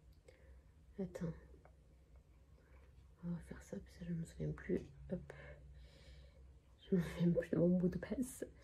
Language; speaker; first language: French; native; French